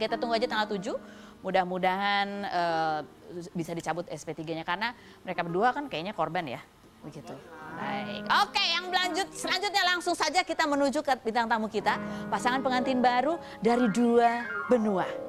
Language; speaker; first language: Indonesian; native; Indonesian